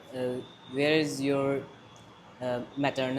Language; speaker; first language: English; non-native, learner; Hindi